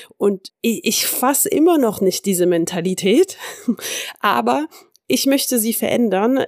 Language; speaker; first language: German; early bilingual, heritage; French